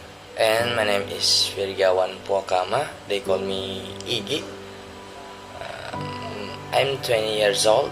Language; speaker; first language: English; non-native, learner; Indonesian